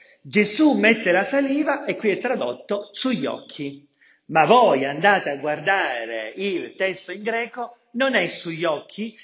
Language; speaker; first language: Italian; native; Italian